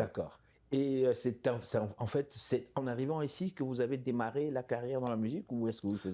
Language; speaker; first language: French; native; French